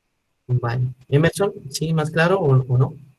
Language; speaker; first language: Spanish; native; Spanish